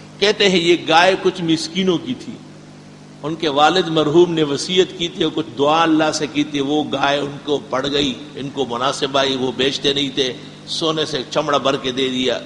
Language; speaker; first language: Urdu; non-native, local second language; Pashto